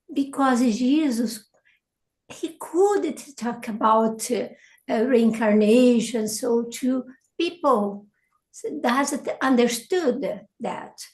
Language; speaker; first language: English; non-native, learner; Portuguese